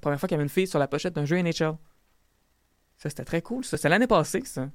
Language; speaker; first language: French; native; French